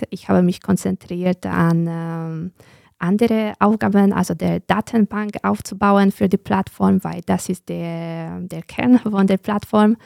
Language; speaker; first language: German; non-native, fluent; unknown